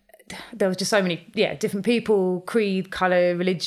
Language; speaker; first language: English; native; English